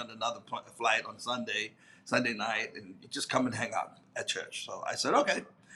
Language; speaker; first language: English; non-native, local second language; Afrikaans